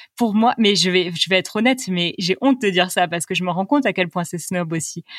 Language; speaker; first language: French; native; French